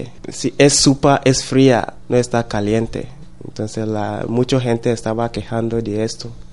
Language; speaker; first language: Spanish; non-native, learner; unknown